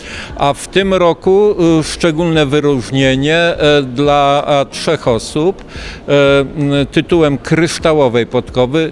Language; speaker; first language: Polish; native; Polish